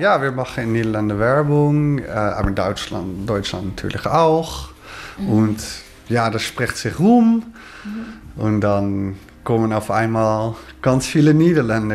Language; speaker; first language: German; non-native, learner; Dutch